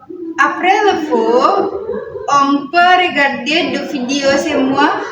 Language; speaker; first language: French; non-native, learner; Indonesian